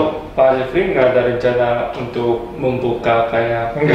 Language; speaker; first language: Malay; non-native, fluent; Korean